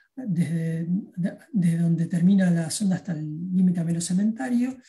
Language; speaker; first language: Spanish; native; Spanish